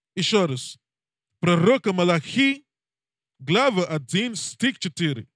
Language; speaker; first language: Russian; non-native, learner; English